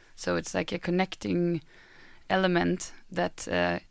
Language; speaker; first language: English; non-native, fluent; German